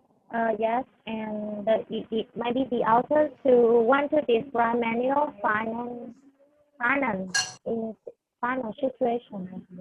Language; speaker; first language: English; non-native, learner; Vietnamese